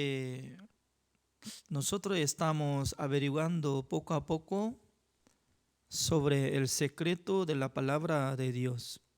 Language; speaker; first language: Spanish; non-native, fluent; Korean